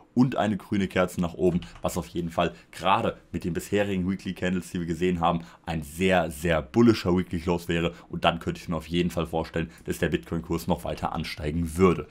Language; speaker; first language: German; native; German